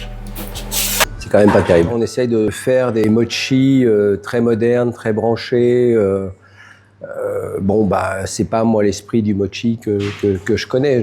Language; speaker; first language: French; native; French